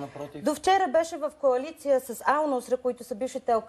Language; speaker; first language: Bulgarian; native; Bulgarian